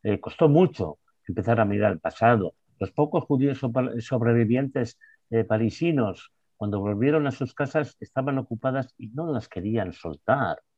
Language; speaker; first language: Spanish; non-native, local second language; Basque